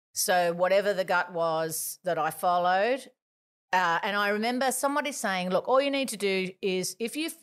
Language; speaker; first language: English; native; English